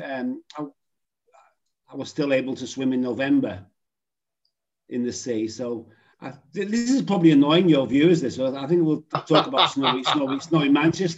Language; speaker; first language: English; native; English